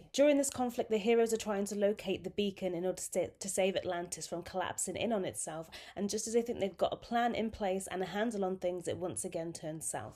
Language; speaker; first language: English; native; English